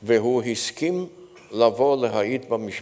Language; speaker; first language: Hebrew; non-native, fluent; Polish